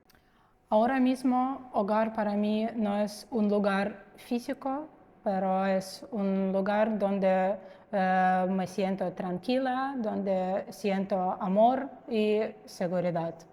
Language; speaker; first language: Spanish; non-native, fluent; Russian